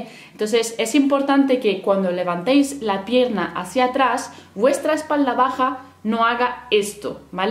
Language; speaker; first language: Spanish; native; Spanish